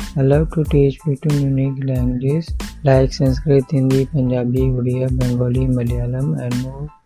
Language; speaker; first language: English; non-native, local second language; Hindi